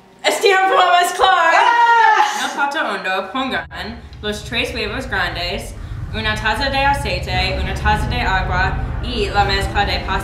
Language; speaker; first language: Spanish; non-native, learner; English